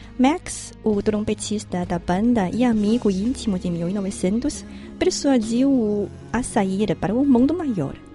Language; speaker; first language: Portuguese; non-native, fluent; Chinese